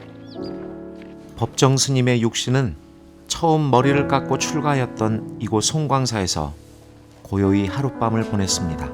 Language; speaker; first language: Korean; native; Korean